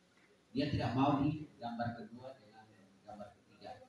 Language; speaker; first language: Indonesian; native; Indonesian